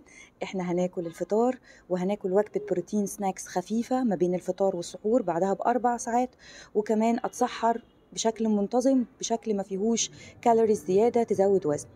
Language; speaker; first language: Arabic; native; Arabic